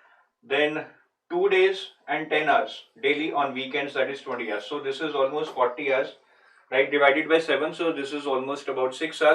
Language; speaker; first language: English; non-native, local second language; Hindi